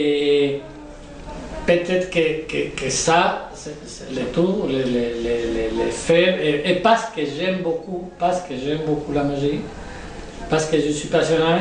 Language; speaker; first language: French; non-native, learner; Spanish